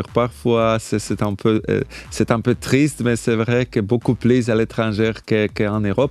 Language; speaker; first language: French; non-native, fluent; Slovak